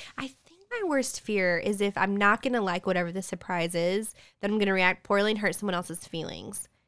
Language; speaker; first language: English; early bilingual, other home language; Spanish